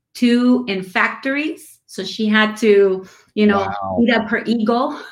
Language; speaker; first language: English; non-native, fluent; Spanish